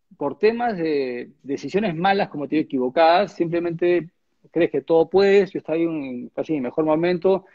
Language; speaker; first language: Spanish; native; Spanish